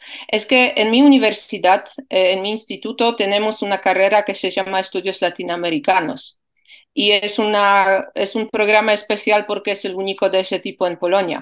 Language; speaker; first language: Spanish; non-native, fluent; Polish